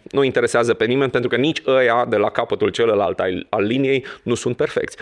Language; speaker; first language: Romanian; non-native, local second language; Hungarian